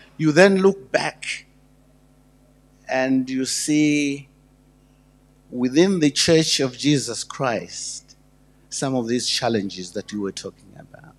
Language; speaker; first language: English; non-native, local second language; Shona